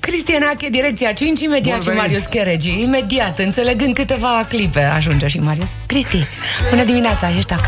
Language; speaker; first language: Romanian; native; Romanian